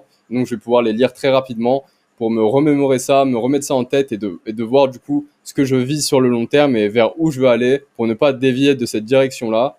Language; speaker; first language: French; native; French